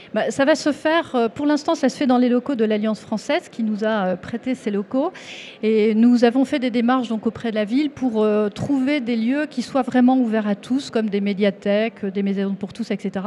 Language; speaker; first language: French; native; French